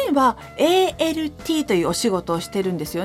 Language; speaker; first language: Japanese; native; Japanese